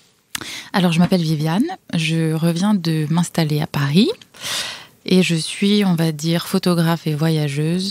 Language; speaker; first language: French; native; French